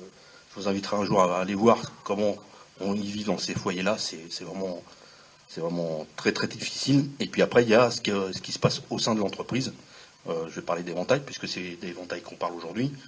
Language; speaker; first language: French; native; French